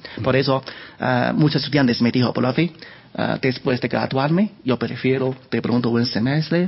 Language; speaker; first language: Spanish; non-native, learner; Chinese